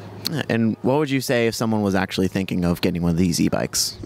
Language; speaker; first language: English; native; English